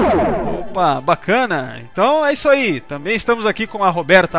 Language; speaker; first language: Portuguese; native; Portuguese